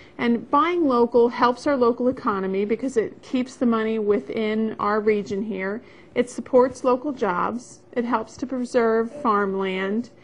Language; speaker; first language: English; native; English